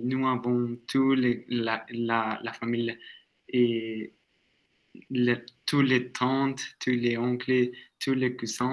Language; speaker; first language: French; non-native, learner; Spanish